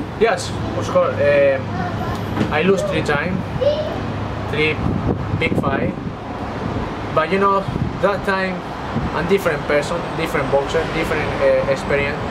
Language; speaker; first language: English; non-native, learner; Spanish